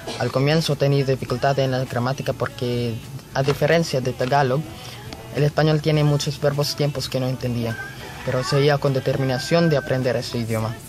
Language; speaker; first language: Spanish; non-native, learner; Filipino